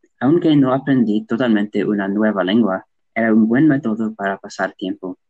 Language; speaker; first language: Spanish; non-native, learner; English